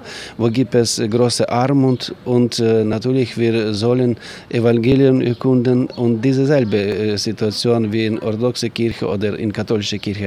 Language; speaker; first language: German; non-native, learner; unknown